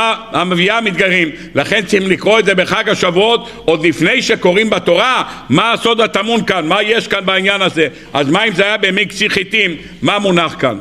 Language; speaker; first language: Hebrew; native; Hebrew